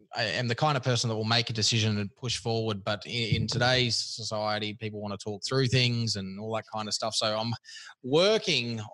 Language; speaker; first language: English; native; English